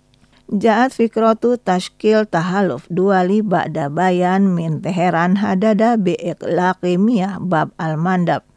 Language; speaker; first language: Arabic; non-native, fluent; Indonesian